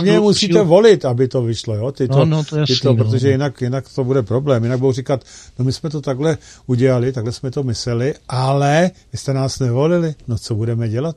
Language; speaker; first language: Czech; native; Czech